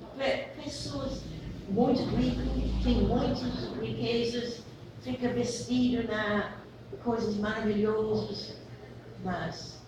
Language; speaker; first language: Portuguese; non-native, fluent; English